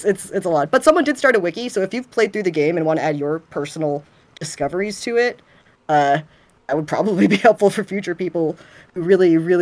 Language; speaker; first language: English; native; English